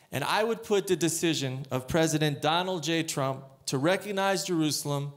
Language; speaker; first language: English; native; English